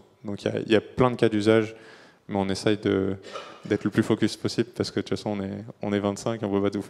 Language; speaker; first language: French; native; French